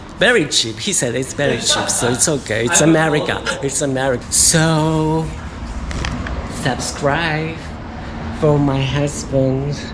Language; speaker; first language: English; non-native, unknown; Japanese